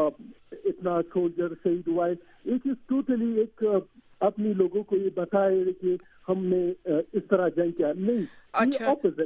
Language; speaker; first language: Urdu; non-native, learner; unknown